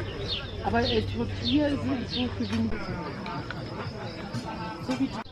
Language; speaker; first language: German; native; German